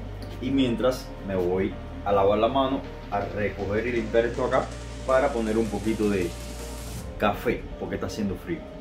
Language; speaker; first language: Spanish; native; Spanish